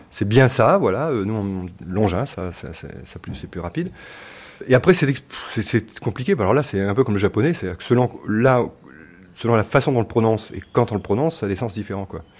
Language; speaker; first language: French; native; French